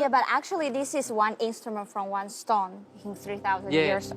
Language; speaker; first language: English; non-native, learner; Chinese